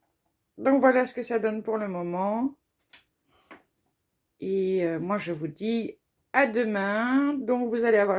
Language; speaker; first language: French; native; French